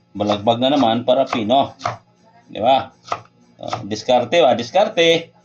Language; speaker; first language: Filipino; non-native, local second language; Cebuano